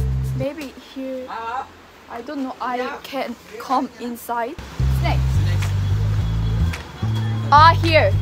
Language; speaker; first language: English; non-native, learner; Korean